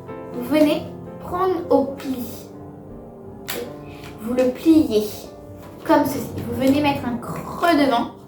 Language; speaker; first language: French; native; French